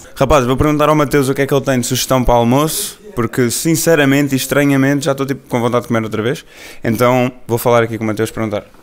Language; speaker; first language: Portuguese; native; Portuguese